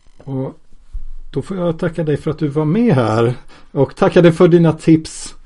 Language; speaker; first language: Swedish; native; Swedish